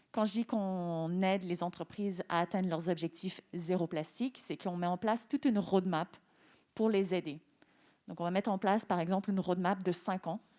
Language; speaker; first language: French; non-native, fluent; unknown